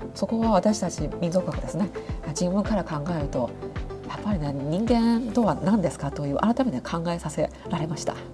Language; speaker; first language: Japanese; non-native, fluent; Chinese